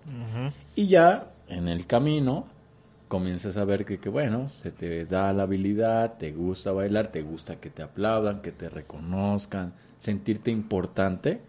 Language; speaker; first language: Spanish; native; Spanish